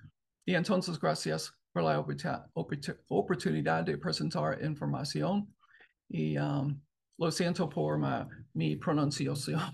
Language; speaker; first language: Spanish; non-native, learner; English